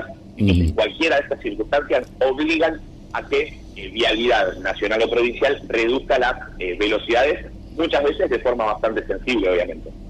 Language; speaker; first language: Spanish; native; Spanish